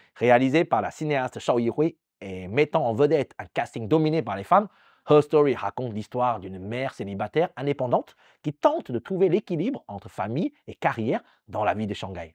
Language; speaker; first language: French; native; French